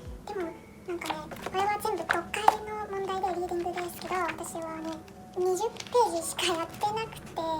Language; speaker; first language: Japanese; non-native, fluent; Chinese